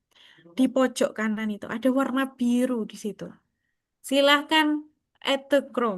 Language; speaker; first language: Indonesian; native; Indonesian